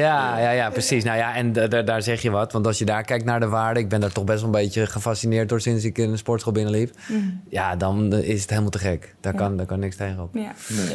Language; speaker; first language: Dutch; native; Dutch